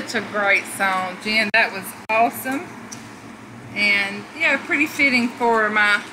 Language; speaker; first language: English; native; English